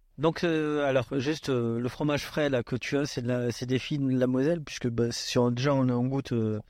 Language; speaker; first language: French; native; French